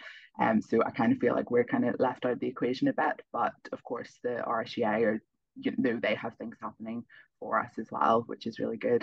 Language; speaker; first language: English; native; English